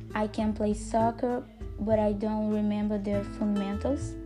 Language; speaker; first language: English; non-native, learner; Portuguese